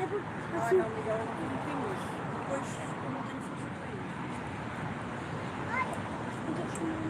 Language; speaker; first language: Portuguese; native; Portuguese